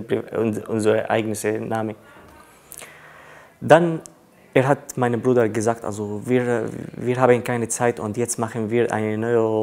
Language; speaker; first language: German; non-native, learner; Arabic